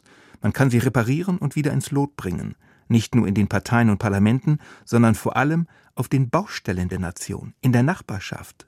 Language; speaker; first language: German; native; German